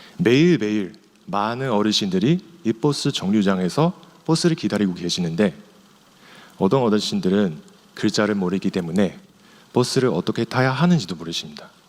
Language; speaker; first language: Korean; non-native, fluent; Chinese